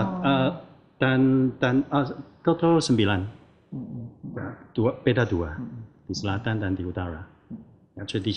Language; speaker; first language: Indonesian; non-native, learner; Chinese